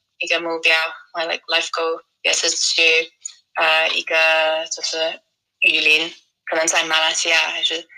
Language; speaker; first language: Chinese; non-native, fluent; English